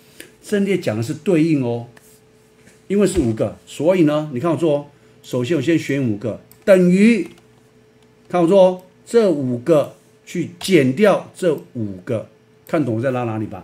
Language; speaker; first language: Chinese; native; Chinese